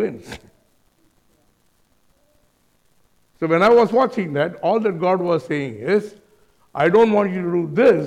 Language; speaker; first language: English; non-native, local second language; Tamil